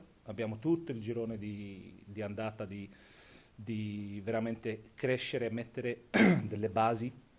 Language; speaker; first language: Italian; non-native, fluent; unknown